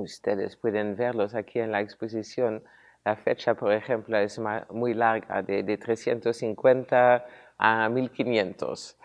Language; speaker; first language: Spanish; non-native, fluent; Dutch